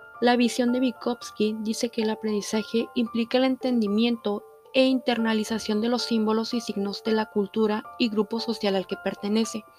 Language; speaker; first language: Spanish; native; Spanish